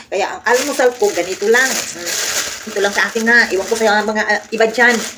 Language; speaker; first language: Filipino; native; Filipino